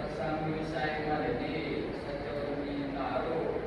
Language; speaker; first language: Japanese; non-native, learner; Indonesian